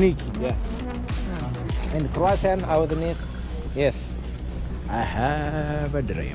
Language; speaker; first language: English; non-native, learner; Amharic